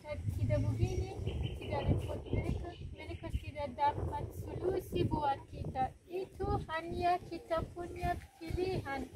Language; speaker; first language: Indonesian; non-native, learner; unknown